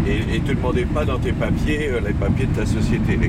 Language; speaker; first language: French; native; French